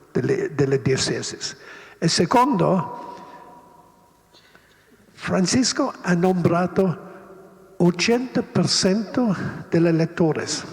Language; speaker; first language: Spanish; non-native, learner; Italian